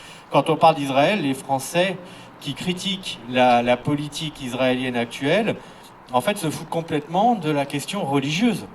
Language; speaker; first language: French; native; French